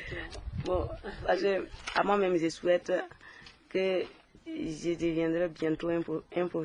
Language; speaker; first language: French; non-native, local second language; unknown